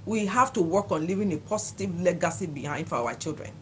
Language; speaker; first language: English; non-native, local second language; Yoruba